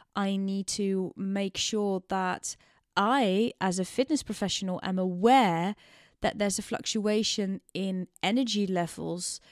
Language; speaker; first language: English; non-native, fluent; Dutch